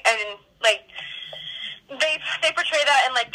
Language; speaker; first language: English; native; English